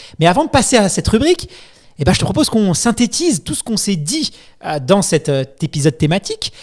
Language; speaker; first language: French; native; French